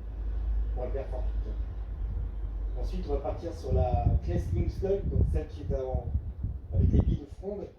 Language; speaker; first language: French; native; French